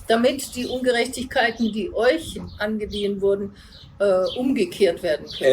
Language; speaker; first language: German; native; German